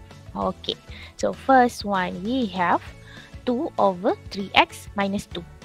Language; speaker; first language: English; non-native, local second language; Malay